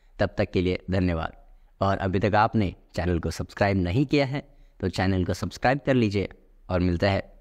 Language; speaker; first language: Hindi; non-native, local second language; Marathi